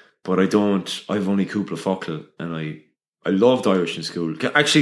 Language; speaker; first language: English; native; English